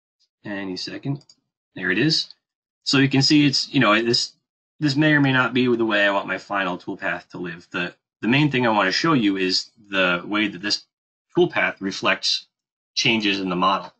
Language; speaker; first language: English; native; English